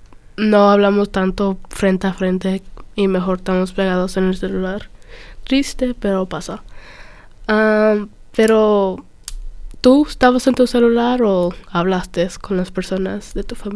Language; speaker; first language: Spanish; early bilingual, other home language; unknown